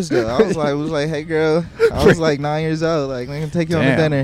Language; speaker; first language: English; native; English